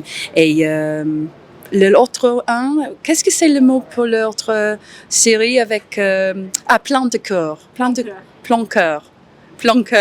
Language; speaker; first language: French; non-native, learner; English